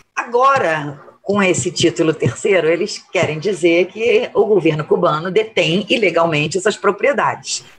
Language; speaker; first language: Portuguese; native; Portuguese